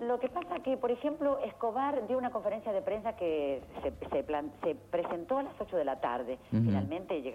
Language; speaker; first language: Spanish; native; Spanish